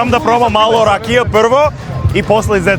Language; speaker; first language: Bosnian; non-native, learner; English